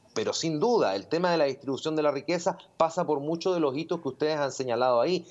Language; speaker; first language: Spanish; native; Spanish